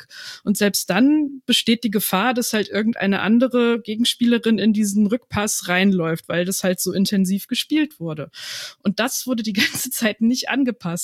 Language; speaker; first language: German; native; German